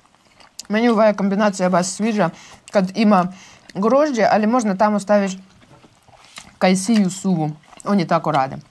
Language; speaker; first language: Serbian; non-native, learner; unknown